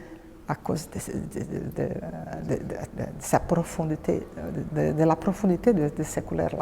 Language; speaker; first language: French; non-native, fluent; Portuguese